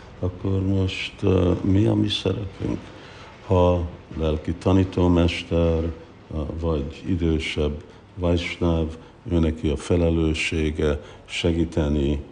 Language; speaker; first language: Hungarian; early bilingual, heritage; Hungarian